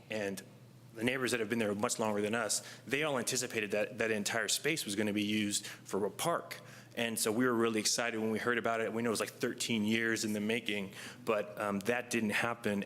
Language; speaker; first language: English; native; English